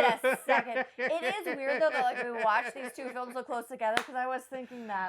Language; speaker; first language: English; native; English